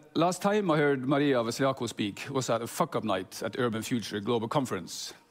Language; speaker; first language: English; non-native, fluent; Norwegian